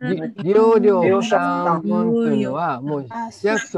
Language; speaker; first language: Japanese; native; Japanese